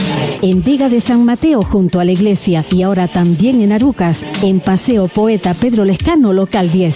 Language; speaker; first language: Spanish; native; Spanish